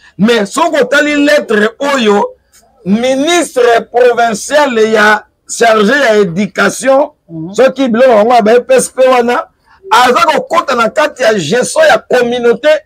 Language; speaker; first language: Lingala; native; Lingala